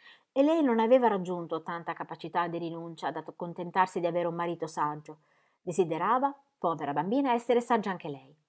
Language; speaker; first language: Italian; native; Italian